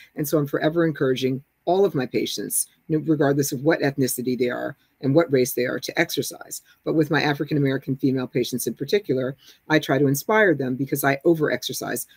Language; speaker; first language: English; native; English